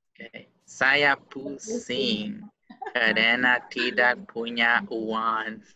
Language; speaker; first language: Indonesian; non-native, learner; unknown